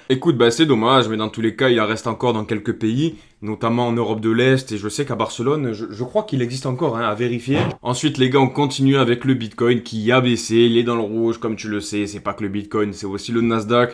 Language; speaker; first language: French; native; French